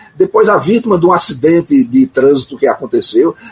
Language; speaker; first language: Portuguese; native; Portuguese